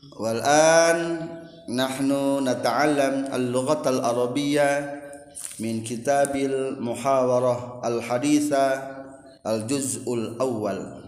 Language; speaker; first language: Arabic; non-native, fluent; Indonesian